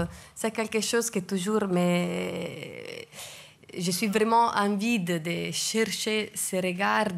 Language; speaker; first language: French; non-native, fluent; Italian